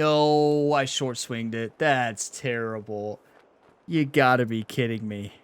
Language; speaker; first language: English; native; English